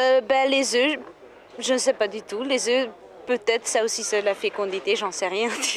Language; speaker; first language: French; non-native, fluent; Hungarian